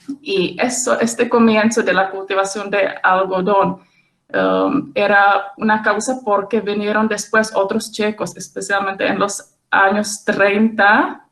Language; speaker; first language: Spanish; non-native, fluent; Czech